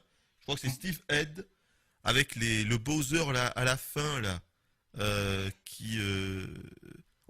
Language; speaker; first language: French; native; French